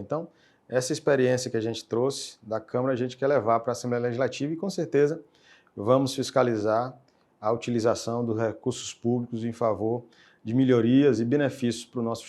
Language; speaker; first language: Portuguese; native; Portuguese